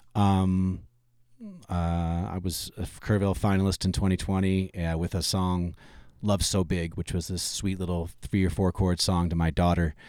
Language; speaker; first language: English; native; English